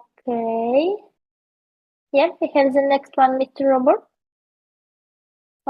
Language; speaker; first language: English; non-native, learner; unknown